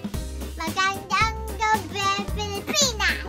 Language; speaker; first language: Filipino; non-native, learner; English